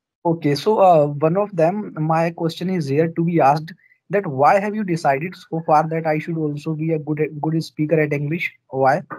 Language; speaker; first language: English; non-native, learner; Hindi